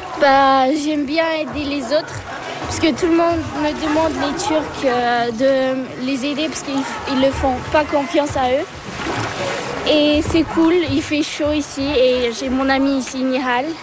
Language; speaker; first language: French; early bilingual, other home language; Turkish